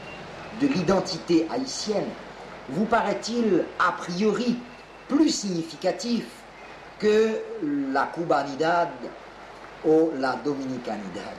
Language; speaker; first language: French; native; French